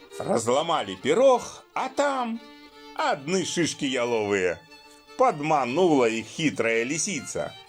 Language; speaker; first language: Belarusian; native; Belarusian